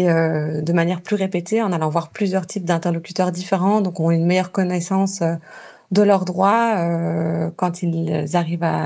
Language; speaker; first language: French; native; French